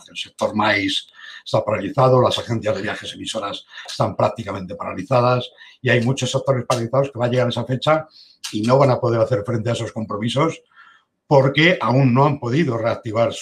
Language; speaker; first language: Spanish; native; Spanish